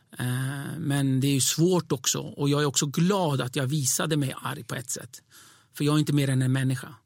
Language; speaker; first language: Swedish; early bilingual, other home language; Kurdish